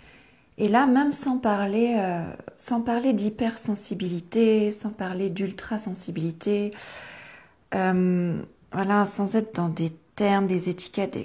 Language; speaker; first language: French; native; French